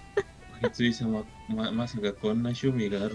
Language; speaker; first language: Japanese; non-native, learner; Spanish